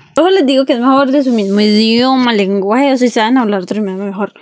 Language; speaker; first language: Spanish; native; Spanish